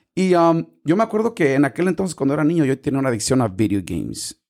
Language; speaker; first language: Spanish; early bilingual, heritage; Spanish